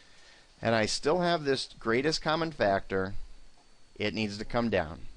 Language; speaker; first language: English; native; English